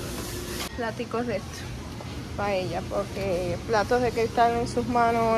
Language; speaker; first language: Spanish; native; Spanish